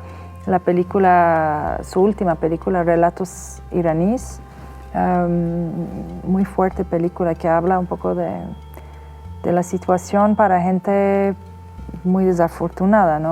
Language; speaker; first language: Spanish; non-native, fluent; Persian